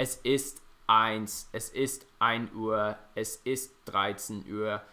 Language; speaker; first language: German; non-native, fluent; English